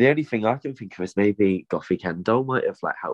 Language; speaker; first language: English; native; English